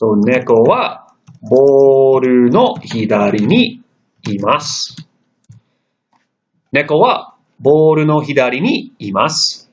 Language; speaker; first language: Japanese; non-native, fluent; English